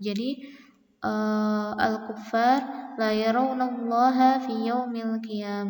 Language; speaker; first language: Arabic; non-native, fluent; Indonesian